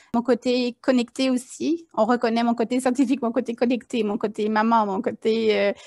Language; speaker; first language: French; native; French